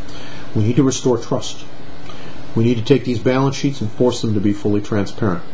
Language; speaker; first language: English; native; English